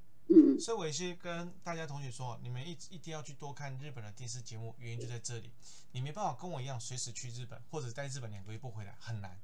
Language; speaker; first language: Chinese; native; Chinese